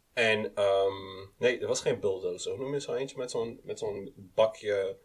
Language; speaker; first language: Dutch; early bilingual, other home language; Kinyarwanda